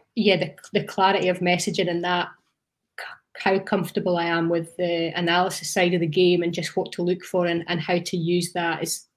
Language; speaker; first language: English; native; English